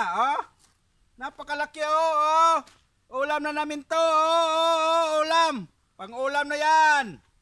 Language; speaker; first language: Filipino; non-native, local second language; Cebuano